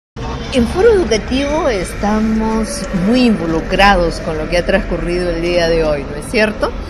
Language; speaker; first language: Spanish; native; Spanish